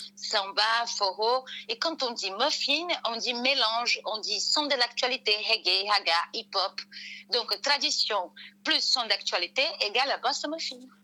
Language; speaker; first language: French; non-native, fluent; Portuguese